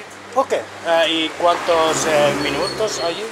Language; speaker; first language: Spanish; non-native, learner; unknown